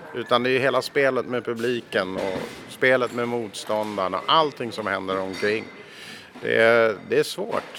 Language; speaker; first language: Swedish; non-native, fluent; English